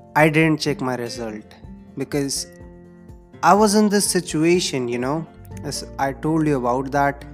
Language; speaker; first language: English; non-native, local second language; Hindi